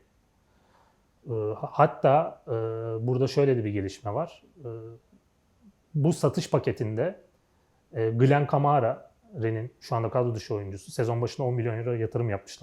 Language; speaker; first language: Turkish; native; Turkish